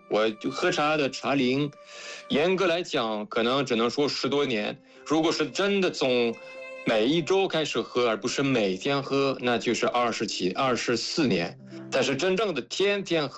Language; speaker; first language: Chinese; non-native, fluent; French